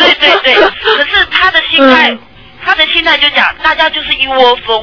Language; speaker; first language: Chinese; native; Chinese